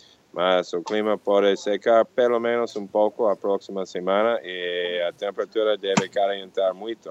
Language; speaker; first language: Portuguese; non-native, fluent; English